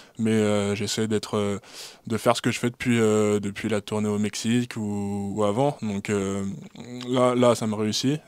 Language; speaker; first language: French; native; French